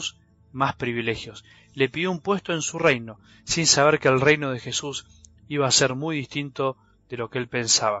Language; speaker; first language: Spanish; native; Spanish